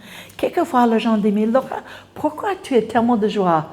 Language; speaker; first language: French; non-native, fluent; English